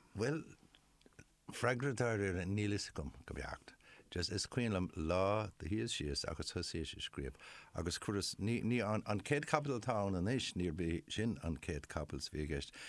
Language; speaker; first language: Irish; non-native, local second language; English